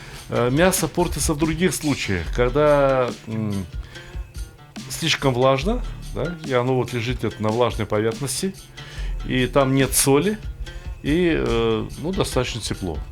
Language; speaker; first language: Russian; native; Russian